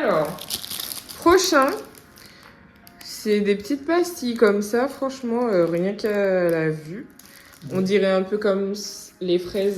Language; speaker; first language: French; native; French